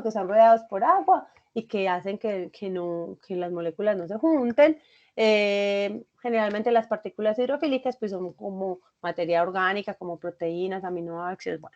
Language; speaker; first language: Spanish; native; Spanish